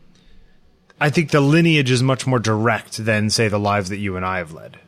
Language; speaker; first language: English; early bilingual, other home language; Ukrainian